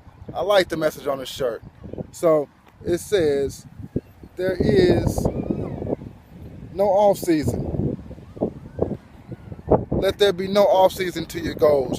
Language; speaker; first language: English; native; English